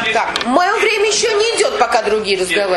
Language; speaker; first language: Russian; native; Russian